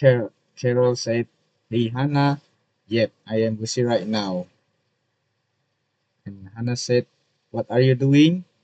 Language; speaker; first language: English; non-native, learner; Indonesian